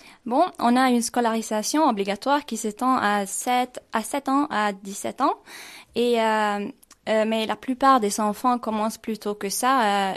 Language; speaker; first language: French; non-native, fluent; Swedish